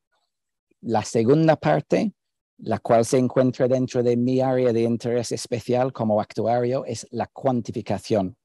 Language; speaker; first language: Spanish; non-native, fluent; English